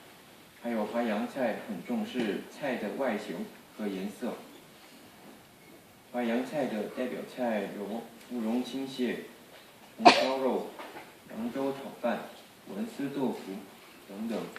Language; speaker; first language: Chinese; non-native, fluent; Korean